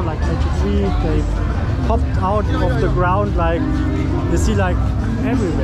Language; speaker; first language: English; non-native, fluent; German